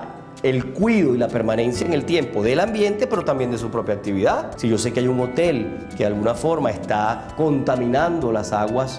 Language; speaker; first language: Spanish; native; Spanish